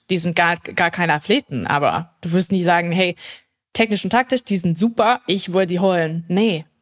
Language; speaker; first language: German; early bilingual, heritage; English